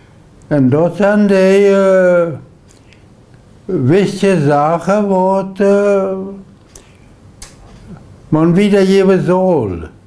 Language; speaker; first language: German; non-native, local second language; Low German